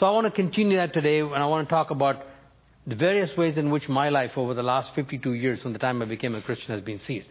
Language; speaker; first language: English; non-native, local second language; Tamil